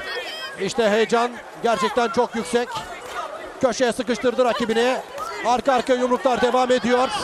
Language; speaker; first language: Turkish; native; Turkish